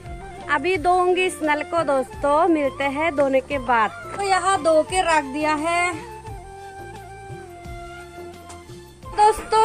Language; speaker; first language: Hindi; non-native, local second language; Chakma